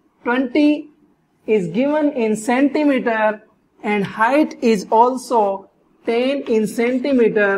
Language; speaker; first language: English; non-native, local second language; Hindi